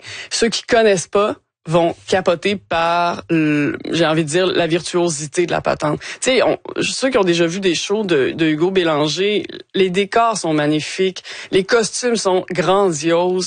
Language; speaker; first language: French; native; French